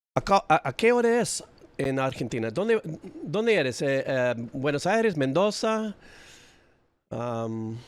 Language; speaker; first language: Spanish; non-native, learner; English